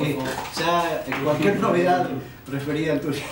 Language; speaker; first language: Spanish; native; Spanish